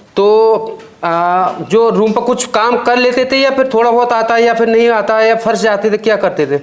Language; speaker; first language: Hindi; native; Hindi